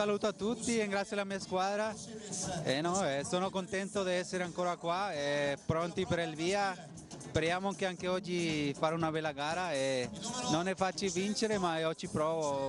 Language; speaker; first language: Italian; non-native, fluent; Spanish